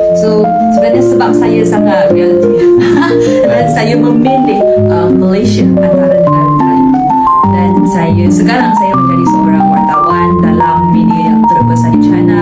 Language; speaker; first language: Malay; non-native, fluent; Chinese